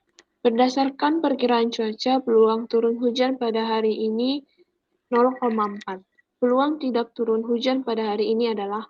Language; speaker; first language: Indonesian; native; Indonesian